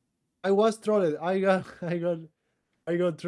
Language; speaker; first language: English; non-native, learner; Portuguese